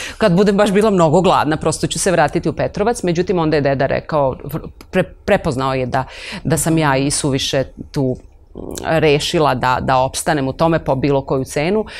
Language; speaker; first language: Serbian; non-native, local second language; Romanian